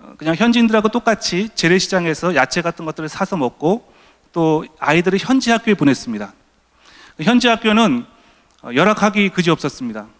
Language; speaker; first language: Korean; native; Korean